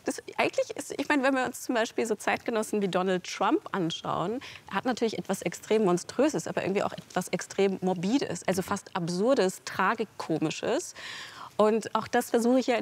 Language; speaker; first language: German; native; German